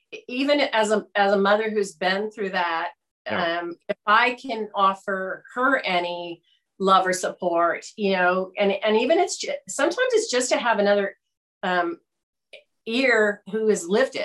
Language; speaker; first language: English; native; English